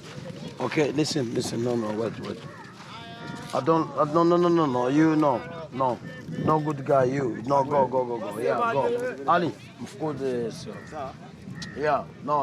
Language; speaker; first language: English; non-native, learner; Swahili